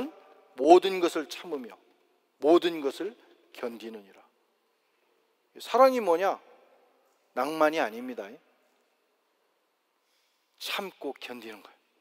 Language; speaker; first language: Korean; native; Korean